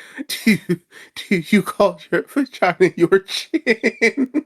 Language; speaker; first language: English; native; English